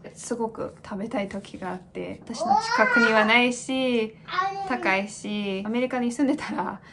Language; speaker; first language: Japanese; non-native, fluent; English